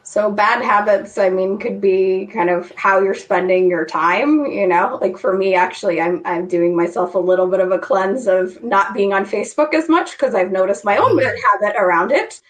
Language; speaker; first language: English; native; English